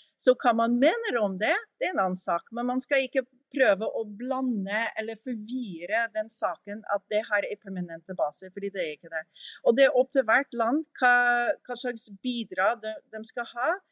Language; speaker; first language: Norwegian; early bilingual, heritage; English